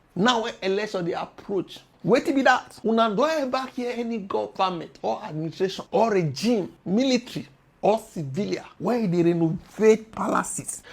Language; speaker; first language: Nigerian Pidgin; native; Nigerian Pidgin